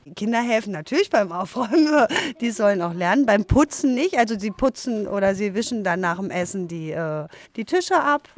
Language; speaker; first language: German; native; German